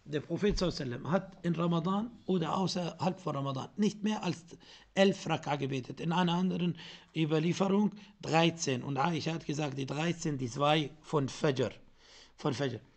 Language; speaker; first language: German; non-native, fluent; Arabic